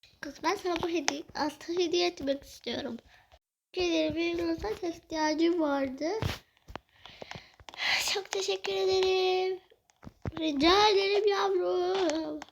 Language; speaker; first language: Turkish; native; Turkish